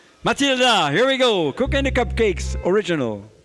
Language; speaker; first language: English; early bilingual, other home language; French